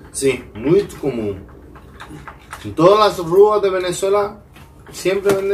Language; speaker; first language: Portuguese; non-native, learner; Spanish